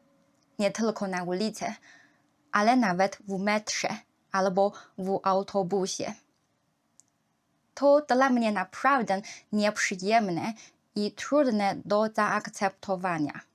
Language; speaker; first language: Polish; non-native, learner; Chinese